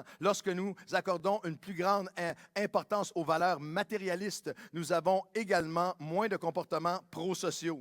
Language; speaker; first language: French; native; French